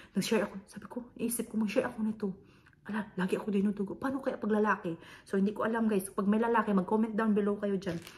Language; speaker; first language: Filipino; non-native, local second language; Hiligaynon